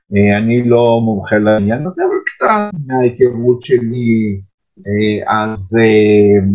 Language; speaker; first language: Hebrew; native; Hebrew